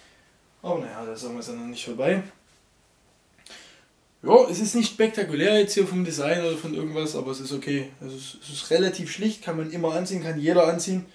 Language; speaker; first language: German; native; German